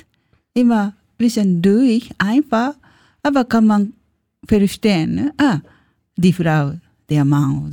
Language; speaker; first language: German; non-native, learner; Japanese